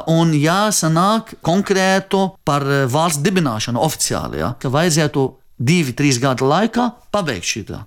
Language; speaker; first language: Latvian; non-native, fluent; Arabic